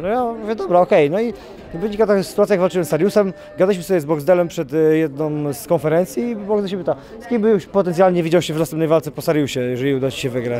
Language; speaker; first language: Polish; native; Polish